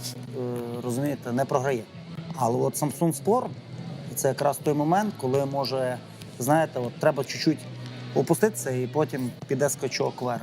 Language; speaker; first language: Ukrainian; native; Ukrainian